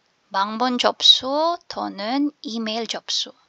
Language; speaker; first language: Korean; non-native, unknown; Filipino